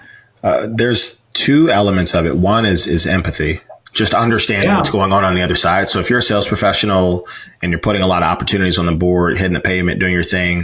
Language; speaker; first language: English; native; English